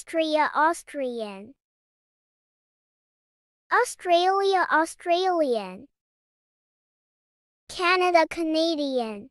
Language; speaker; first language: English; non-native, fluent; Turkish